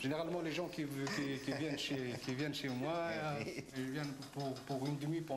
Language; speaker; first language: French; non-native, local second language; Arabic